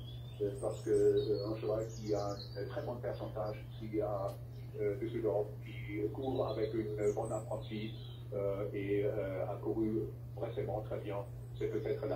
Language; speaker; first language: French; non-native, fluent; German